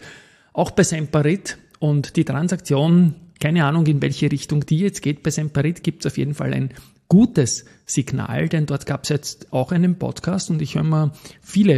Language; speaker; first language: German; native; German